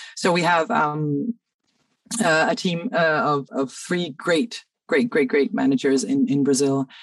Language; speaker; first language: English; early bilingual, other home language; Danish